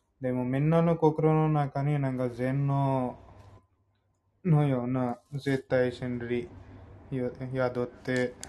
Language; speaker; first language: Japanese; non-native, fluent; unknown